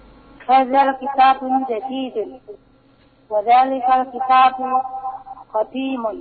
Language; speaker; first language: Arabic; non-native, learner; Indonesian